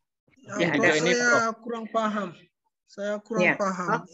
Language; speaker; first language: Indonesian; non-native, learner; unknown